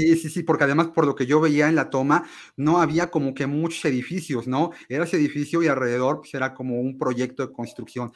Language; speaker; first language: Spanish; native; Spanish